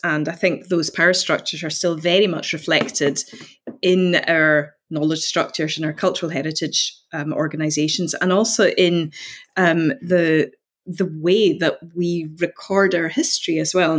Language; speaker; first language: English; native; English